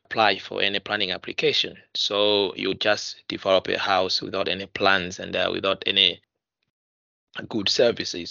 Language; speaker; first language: English; non-native, local second language; Nyanja